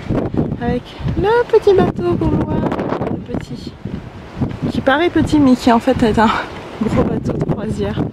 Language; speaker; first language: French; native; French